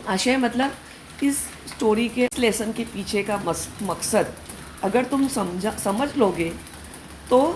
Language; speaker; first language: Hindi; non-native, local second language; Marathi